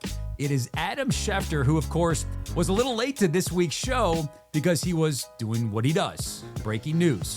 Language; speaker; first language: English; native; English